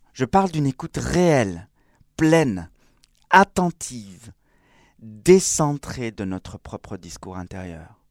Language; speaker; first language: French; non-native, fluent; Spanish